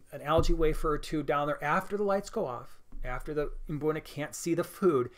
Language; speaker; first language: English; native; English